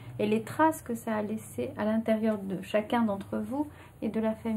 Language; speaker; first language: French; native; French